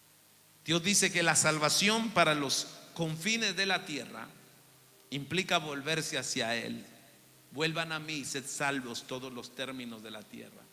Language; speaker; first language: Spanish; native; Spanish